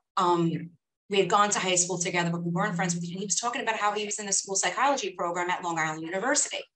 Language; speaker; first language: English; native; English